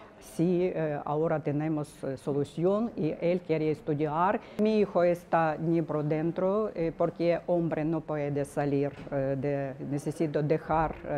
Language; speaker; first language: Spanish; non-native, learner; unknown